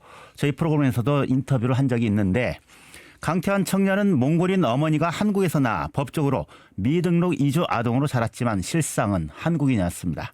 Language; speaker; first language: Korean; native; Korean